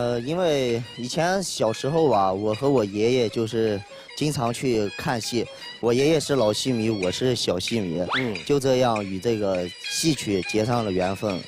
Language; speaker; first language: Chinese; native; Chinese